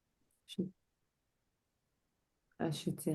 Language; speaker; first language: French; non-native, learner; English